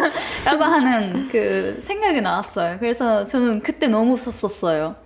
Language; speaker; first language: Korean; non-native, fluent; Turkish